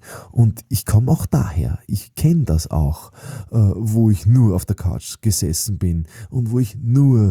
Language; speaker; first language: German; native; German